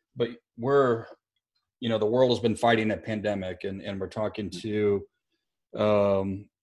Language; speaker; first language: English; native; English